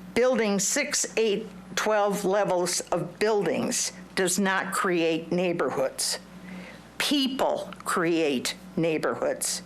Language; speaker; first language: English; native; English